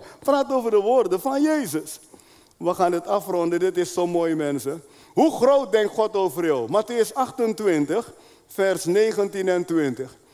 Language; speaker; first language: Dutch; non-native, fluent; Spanish